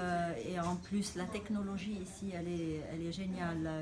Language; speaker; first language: French; non-native, local second language; Arabic